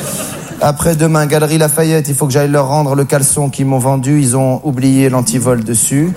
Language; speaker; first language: French; native; French